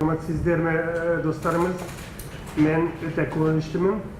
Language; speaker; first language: Kazakh; non-native, learner; Hungarian